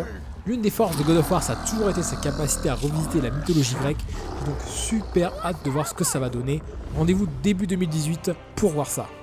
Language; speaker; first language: French; native; French